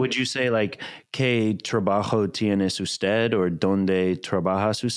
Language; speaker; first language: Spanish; non-native, learner; English